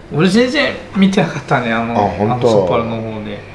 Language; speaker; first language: Japanese; non-native, learner; Portuguese